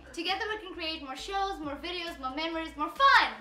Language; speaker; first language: English; non-native, fluent; Russian